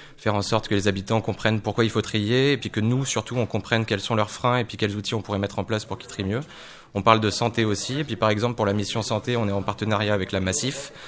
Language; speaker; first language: French; native; French